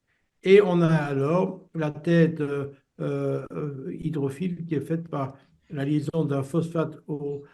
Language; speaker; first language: French; native; French